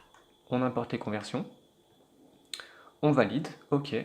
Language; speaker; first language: French; native; French